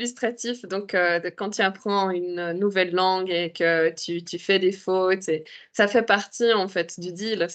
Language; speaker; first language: French; native; French